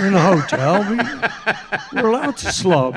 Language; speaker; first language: English; native; English